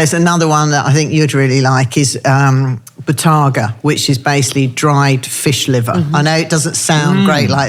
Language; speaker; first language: English; native; English